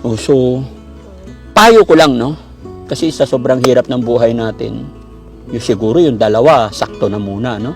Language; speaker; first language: Filipino; native; Filipino